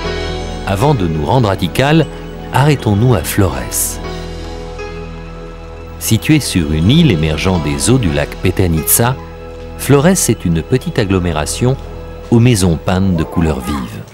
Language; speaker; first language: French; native; French